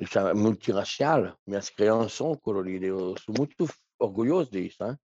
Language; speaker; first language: Portuguese; non-native, fluent; French